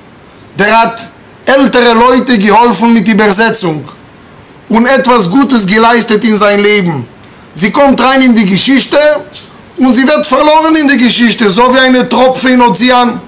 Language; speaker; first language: German; non-native, fluent; Hebrew